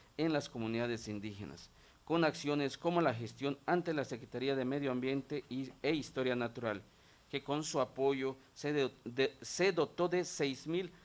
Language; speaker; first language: Spanish; non-native, local second language; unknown